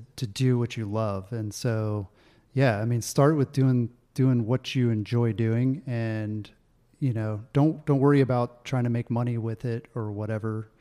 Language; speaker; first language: English; native; English